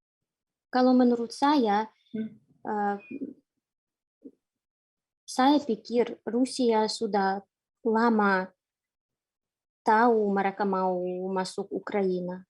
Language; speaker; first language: Indonesian; non-native, fluent; Ukrainian